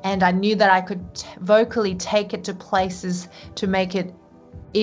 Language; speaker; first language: English; early bilingual, other home language; Korean